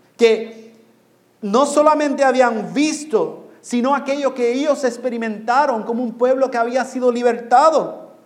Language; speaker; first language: Spanish; non-native, fluent; English